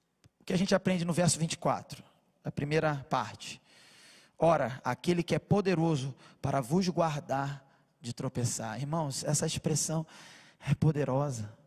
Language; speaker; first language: Portuguese; native; Portuguese